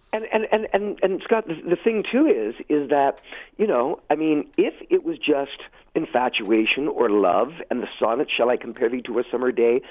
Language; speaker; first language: English; native; English